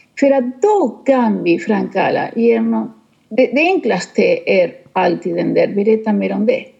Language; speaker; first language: Swedish; non-native, fluent; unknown